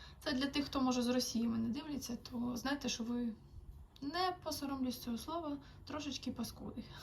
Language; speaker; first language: Ukrainian; non-native, local second language; Russian